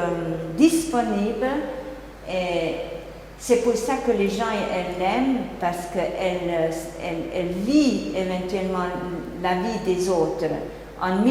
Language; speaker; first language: French; non-native, fluent; Hungarian